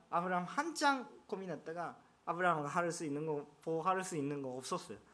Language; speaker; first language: Korean; non-native, fluent; Japanese